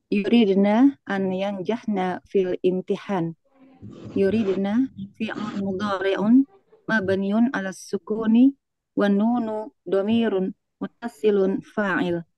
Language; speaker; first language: Arabic; non-native, learner; Indonesian